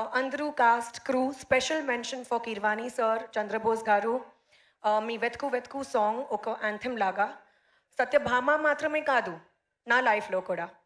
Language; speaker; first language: Telugu; non-native, learner; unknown